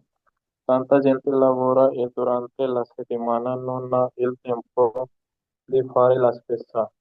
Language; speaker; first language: Italian; non-native, learner; Hindi